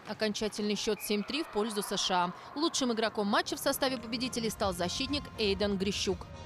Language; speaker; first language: Russian; native; Russian